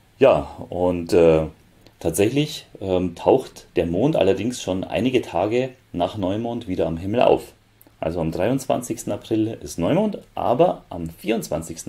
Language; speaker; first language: German; native; German